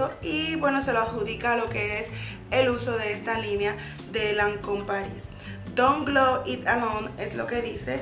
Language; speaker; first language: Spanish; native; Spanish